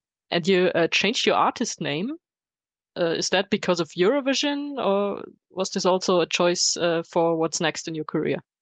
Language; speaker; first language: English; non-native, fluent; German